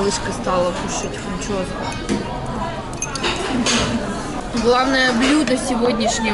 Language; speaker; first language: Russian; native; Russian